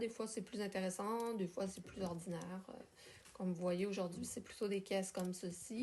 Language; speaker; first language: French; native; French